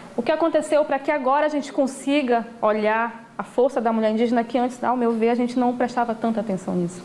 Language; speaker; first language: Portuguese; native; Portuguese